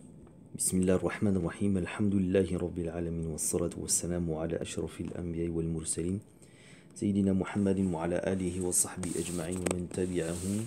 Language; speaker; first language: Arabic; non-native, fluent; French